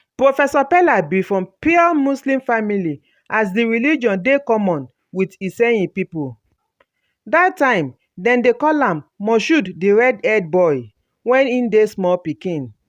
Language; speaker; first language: Nigerian Pidgin; native; Nigerian Pidgin